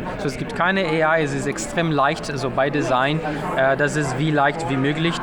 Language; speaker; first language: German; non-native, fluent; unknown